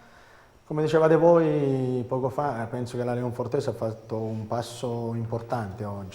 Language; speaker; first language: Italian; native; Italian